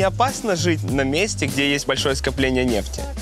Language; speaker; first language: Russian; native; Russian